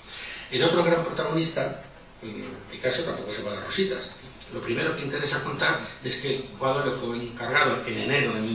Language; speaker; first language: Spanish; native; Spanish